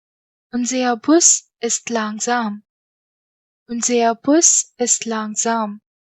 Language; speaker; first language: German; non-native, fluent; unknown